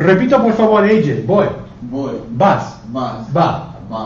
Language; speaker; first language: Spanish; non-native, fluent; English